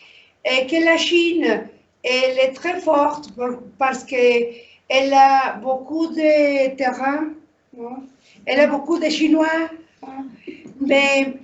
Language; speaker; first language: French; non-native, learner; Spanish